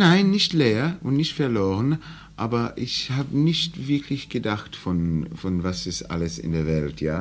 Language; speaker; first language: German; non-native, learner; English